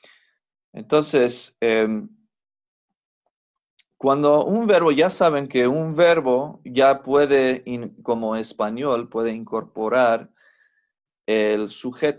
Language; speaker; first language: Spanish; non-native, fluent; English